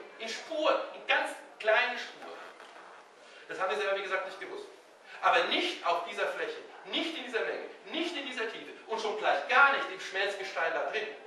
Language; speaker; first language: German; native; German